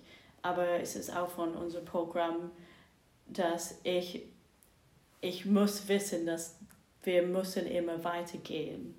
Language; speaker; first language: German; non-native, fluent; English